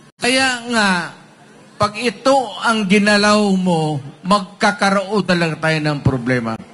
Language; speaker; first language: Filipino; non-native, local second language; Cebuano